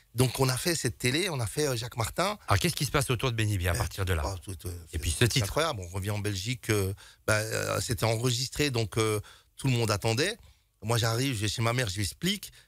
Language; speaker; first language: French; native; French